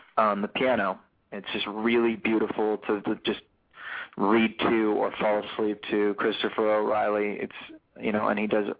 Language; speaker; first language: English; native; English